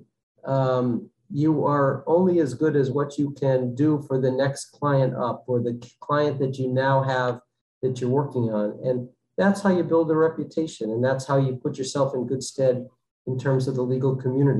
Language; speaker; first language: English; native; English